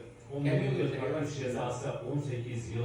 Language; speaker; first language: Turkish; native; Turkish